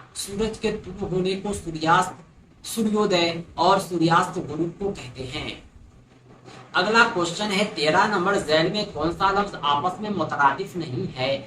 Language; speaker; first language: Hindi; native; Hindi